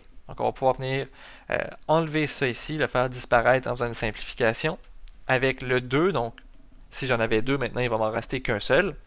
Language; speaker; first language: French; native; French